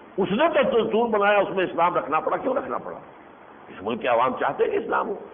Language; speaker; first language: Urdu; native; Urdu